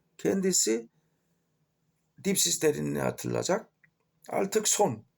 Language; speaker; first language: Turkish; non-native, fluent; Korean